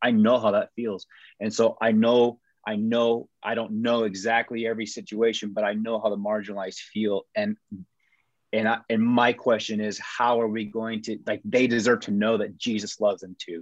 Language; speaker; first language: English; native; English